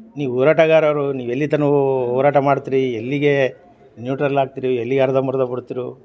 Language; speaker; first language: Kannada; non-native, local second language; Urdu